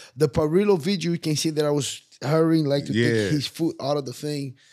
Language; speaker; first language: English; non-native, fluent; Portuguese